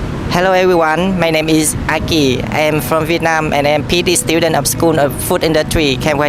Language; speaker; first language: English; non-native, fluent; Vietnamese